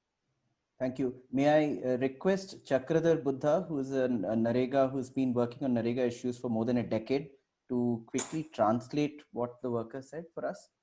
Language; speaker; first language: English; non-native, local second language; Hindi